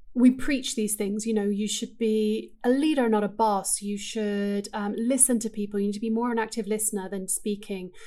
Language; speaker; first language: English; native; English